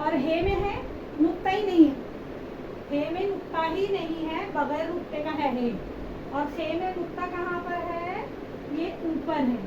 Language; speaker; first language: Hindi; native; Hindi